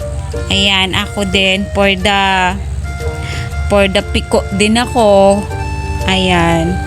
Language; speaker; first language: Filipino; native; Filipino